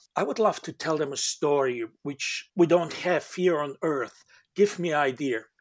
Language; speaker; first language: English; non-native, fluent; German